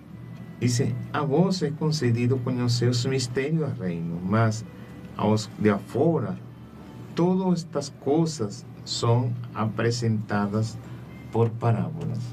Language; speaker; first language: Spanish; non-native, learner; Portuguese